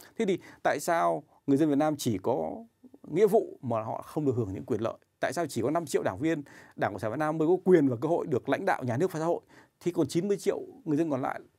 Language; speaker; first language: Vietnamese; native; Vietnamese